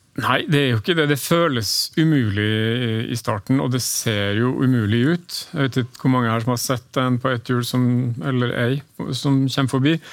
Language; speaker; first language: Norwegian; native; Norwegian